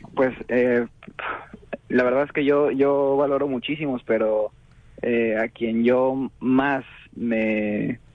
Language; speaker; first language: Spanish; native; Spanish